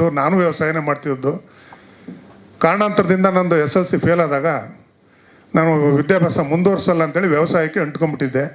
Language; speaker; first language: Kannada; native; Kannada